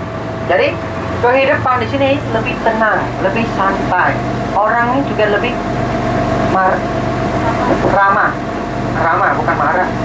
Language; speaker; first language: Indonesian; non-native, fluent; Vietnamese